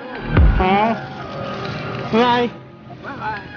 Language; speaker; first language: Chinese; non-native, learner; Filipino